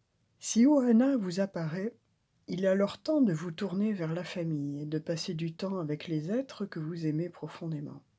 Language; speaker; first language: French; native; French